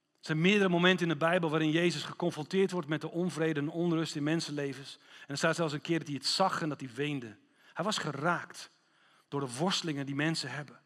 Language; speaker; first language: Dutch; non-native, fluent; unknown